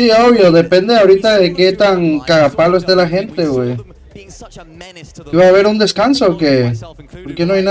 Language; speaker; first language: Spanish; native; Spanish